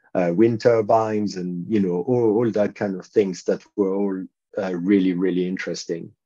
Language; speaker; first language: English; non-native, fluent; French